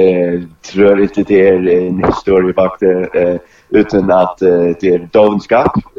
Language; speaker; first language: Danish; non-native, local second language; Faroese